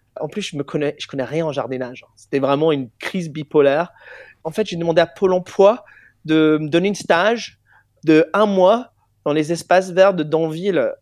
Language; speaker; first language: French; non-native, fluent; English